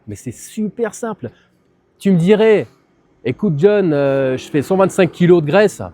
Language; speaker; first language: French; native; French